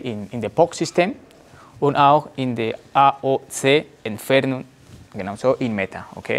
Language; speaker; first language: German; non-native, learner; Spanish